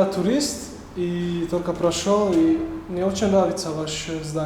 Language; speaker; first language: Russian; non-native, learner; French